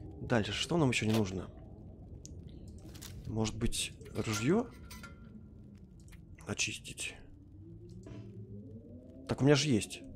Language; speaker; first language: Russian; native; Russian